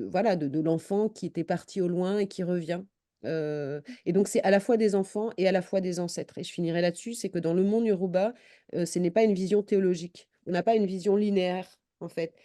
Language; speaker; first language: French; native; French